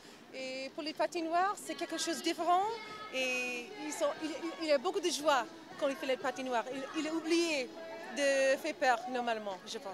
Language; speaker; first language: French; non-native, learner; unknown